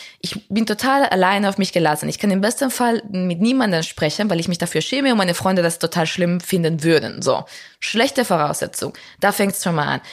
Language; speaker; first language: German; non-native, fluent; Spanish